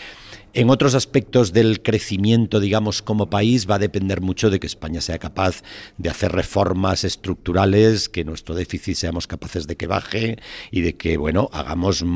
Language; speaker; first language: Spanish; native; Spanish